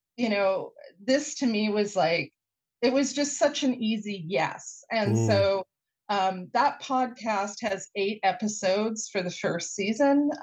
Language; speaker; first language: English; native; English